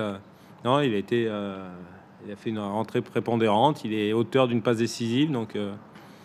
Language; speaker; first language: French; native; French